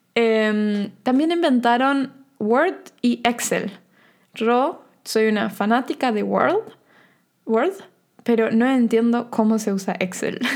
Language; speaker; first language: Spanish; native; Spanish